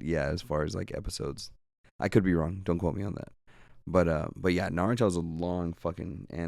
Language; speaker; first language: English; native; English